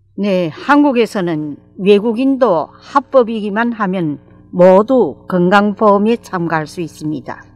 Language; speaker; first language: Korean; native; Korean